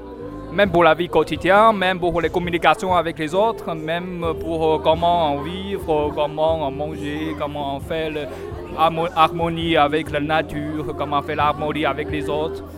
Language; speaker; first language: French; non-native, fluent; Chinese